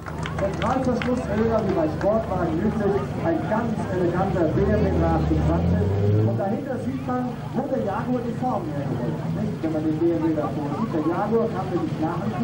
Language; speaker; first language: German; native; German